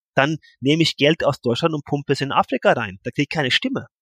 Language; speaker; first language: German; non-native, fluent; Norwegian